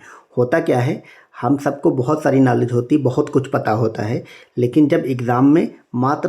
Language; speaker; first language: Hindi; native; Hindi